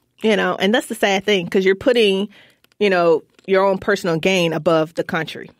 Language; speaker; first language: English; native; English